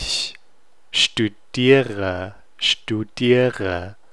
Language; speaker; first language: German; non-native, learner; English